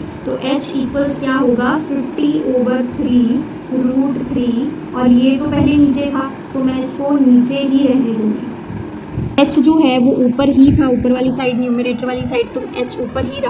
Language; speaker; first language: Hindi; native; Hindi